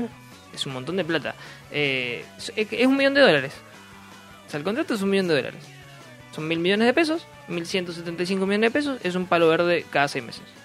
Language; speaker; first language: Spanish; native; Spanish